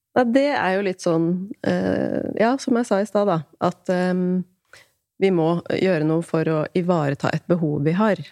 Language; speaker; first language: Norwegian; native; Norwegian